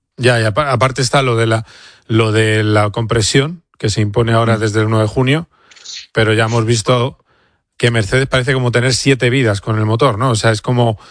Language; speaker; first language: Spanish; native; Spanish